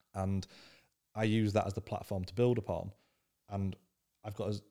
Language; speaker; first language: English; native; English